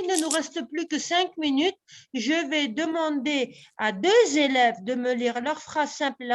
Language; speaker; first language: French; non-native, local second language; Arabic